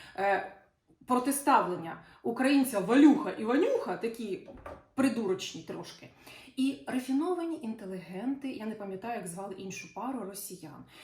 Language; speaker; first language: Ukrainian; non-native, local second language; Russian